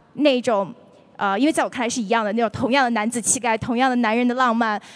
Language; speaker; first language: Chinese; native; Chinese